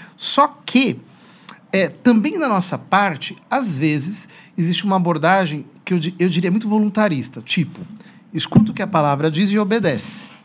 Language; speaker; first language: Portuguese; native; Portuguese